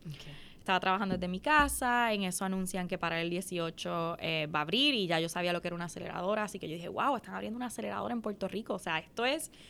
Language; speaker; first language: Spanish; native; Spanish